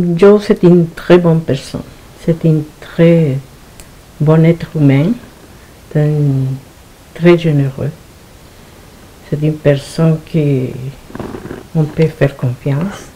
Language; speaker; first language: French; non-native, fluent; Spanish